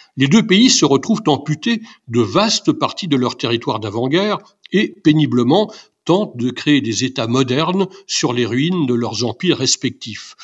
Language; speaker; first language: French; native; French